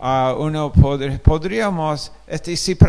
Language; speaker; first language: Spanish; non-native, fluent; English